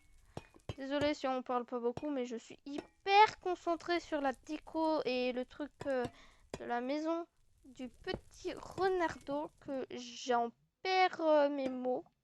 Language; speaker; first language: French; native; French